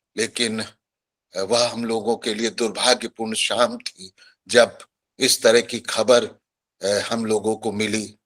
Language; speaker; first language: Hindi; native; Hindi